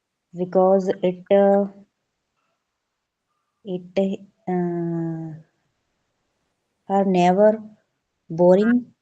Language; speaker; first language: English; non-native, local second language; Hindi